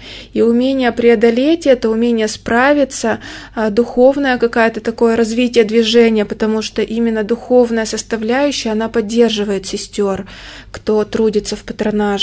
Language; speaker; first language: Russian; native; Russian